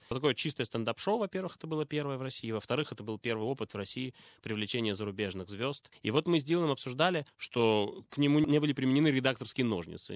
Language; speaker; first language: Russian; native; Russian